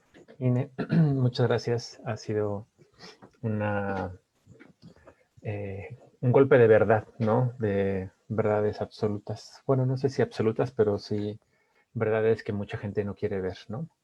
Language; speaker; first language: Spanish; native; Spanish